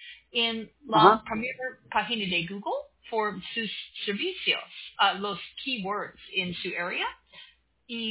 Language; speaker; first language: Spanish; non-native, learner; English